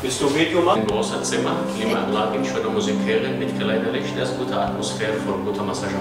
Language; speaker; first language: German; non-native, learner; Arabic